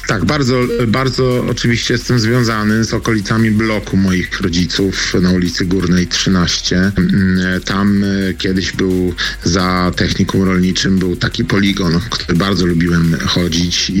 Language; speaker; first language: Polish; native; Polish